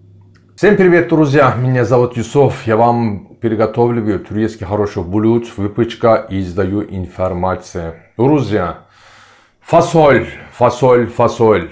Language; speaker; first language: Russian; non-native, learner; Turkish